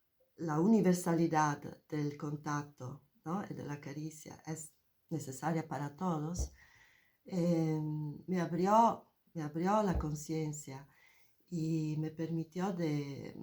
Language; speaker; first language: Spanish; non-native, fluent; Italian